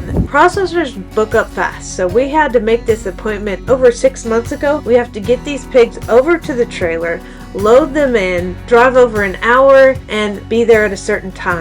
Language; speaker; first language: English; native; English